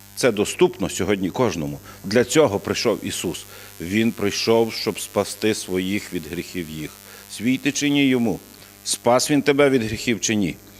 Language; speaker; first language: Ukrainian; native; Ukrainian